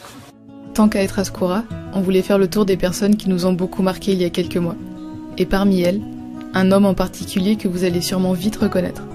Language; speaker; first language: French; native; French